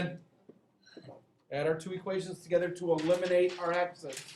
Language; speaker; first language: English; native; English